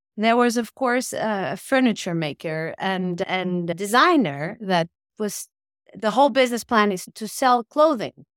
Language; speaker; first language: English; non-native, fluent; Portuguese